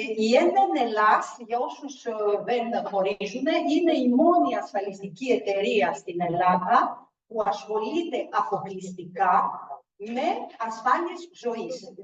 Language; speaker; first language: Greek; early bilingual, heritage; Greek